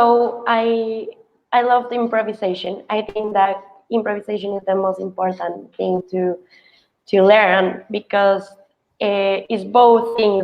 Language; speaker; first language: English; non-native, fluent; Spanish